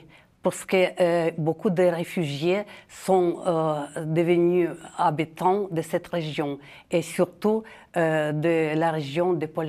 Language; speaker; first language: French; non-native, fluent; Ukrainian